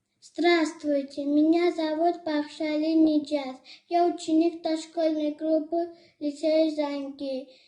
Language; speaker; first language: Russian; non-native, local second language; Azerbaijani